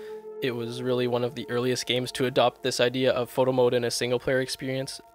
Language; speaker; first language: English; native; English